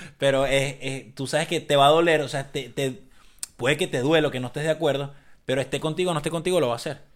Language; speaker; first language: Spanish; native; Spanish